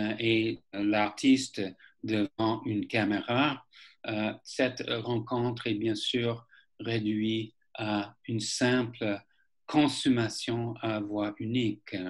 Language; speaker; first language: French; non-native, fluent; English